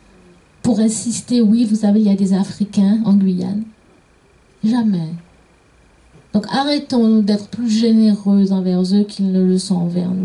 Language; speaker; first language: French; native; French